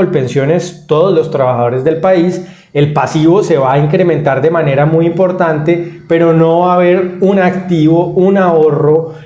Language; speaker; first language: Spanish; native; Spanish